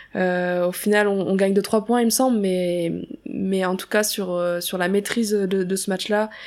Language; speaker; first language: French; native; French